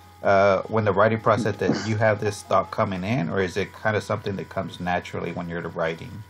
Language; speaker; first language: English; native; English